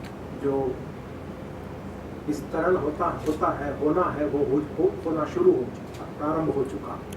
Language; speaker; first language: Hindi; non-native, local second language; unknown